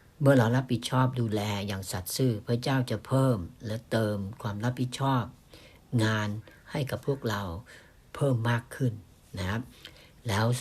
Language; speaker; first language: Thai; native; Thai